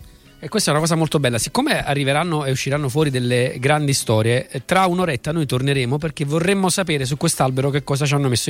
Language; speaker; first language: Italian; native; Italian